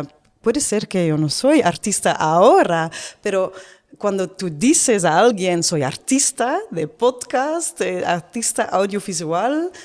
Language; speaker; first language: Spanish; non-native, learner; Dutch